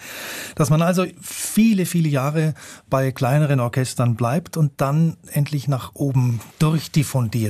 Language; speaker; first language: German; native; German